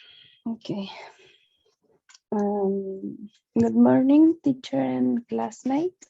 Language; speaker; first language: English; non-native, learner; Spanish